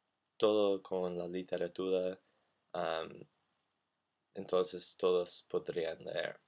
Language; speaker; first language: Spanish; non-native, learner; English